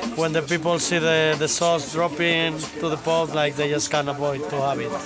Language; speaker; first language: English; non-native, fluent; Spanish